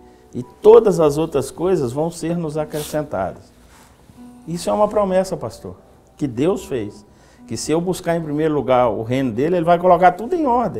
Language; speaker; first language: Portuguese; native; Portuguese